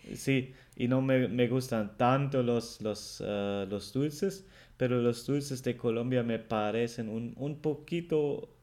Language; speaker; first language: Spanish; non-native, fluent; German